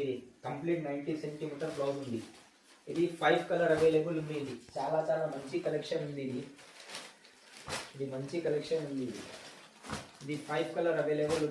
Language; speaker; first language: Telugu; non-native, local second language; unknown